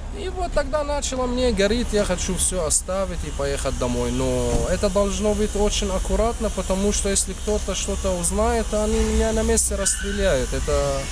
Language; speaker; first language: Russian; non-native, fluent; Arabic